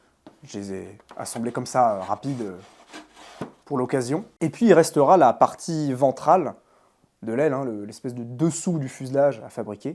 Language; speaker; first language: French; native; French